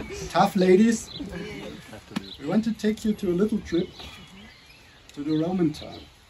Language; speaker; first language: English; non-native, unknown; German